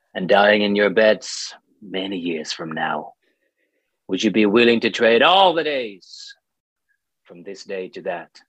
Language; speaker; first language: English; non-native, fluent; Finnish